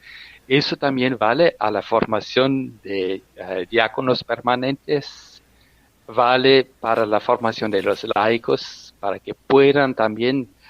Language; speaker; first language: Spanish; non-native, fluent; German